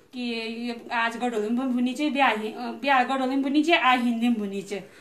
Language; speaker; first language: Hindi; non-native, local second language; Garhwali